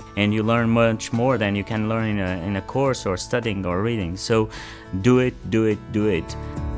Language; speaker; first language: English; non-native, fluent; Portuguese